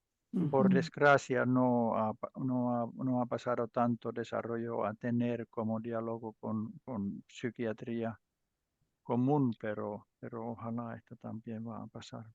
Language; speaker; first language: Spanish; non-native, learner; Finnish